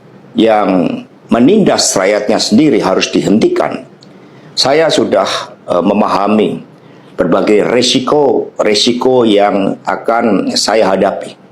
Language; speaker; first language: Indonesian; native; Indonesian